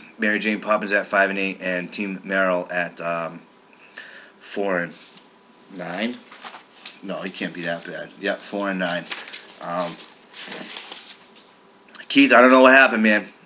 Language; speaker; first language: English; native; English